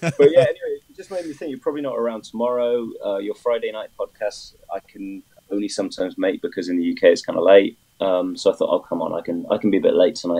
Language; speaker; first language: English; native; English